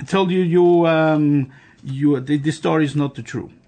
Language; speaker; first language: English; non-native, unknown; German